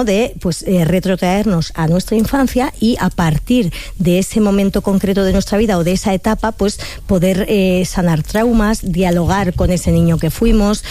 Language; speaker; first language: Spanish; native; Spanish